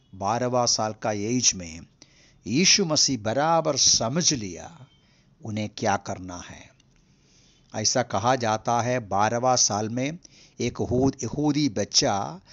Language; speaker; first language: Hindi; non-native, local second language; Malayalam